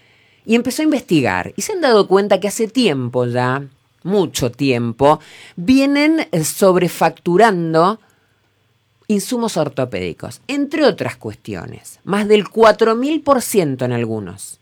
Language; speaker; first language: Spanish; native; Spanish